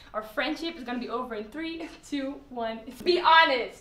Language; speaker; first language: English; non-native, fluent; Dutch